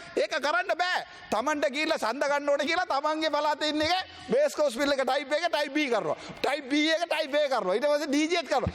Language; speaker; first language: Sinhala; non-native, local second language; Tamil